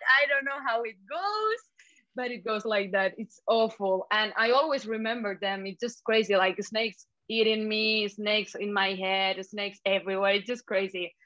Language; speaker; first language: English; non-native, fluent; Spanish